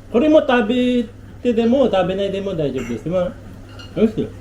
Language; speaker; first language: Japanese; non-native, learner; Filipino